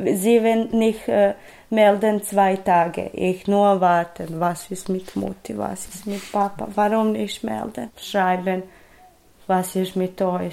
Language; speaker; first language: German; non-native, learner; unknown